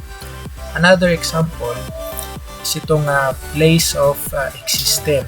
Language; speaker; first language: English; non-native, local second language; Filipino